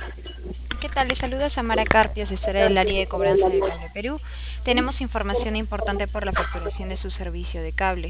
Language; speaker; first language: Spanish; native; Spanish